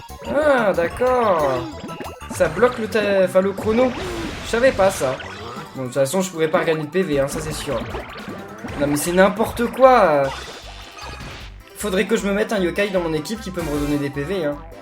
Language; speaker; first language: French; native; French